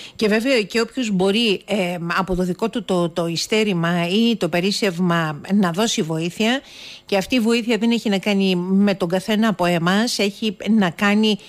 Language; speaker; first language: Greek; native; Greek